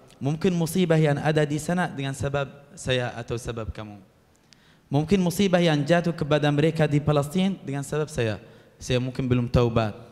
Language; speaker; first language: Malay; non-native, fluent; Arabic